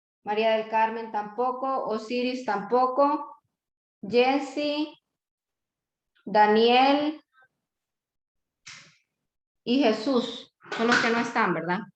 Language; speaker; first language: Spanish; native; Spanish